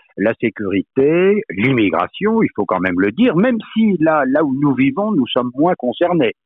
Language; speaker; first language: French; native; French